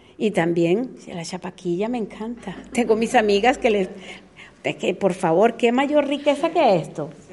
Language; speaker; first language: Spanish; native; Spanish